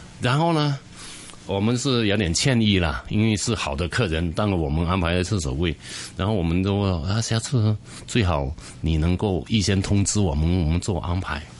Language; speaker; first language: Chinese; non-native, fluent; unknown